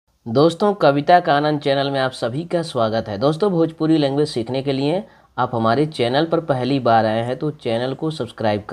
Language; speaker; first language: Hindi; non-native, local second language; Bhojpuri